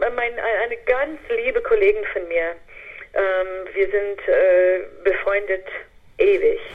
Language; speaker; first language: German; non-native, fluent; English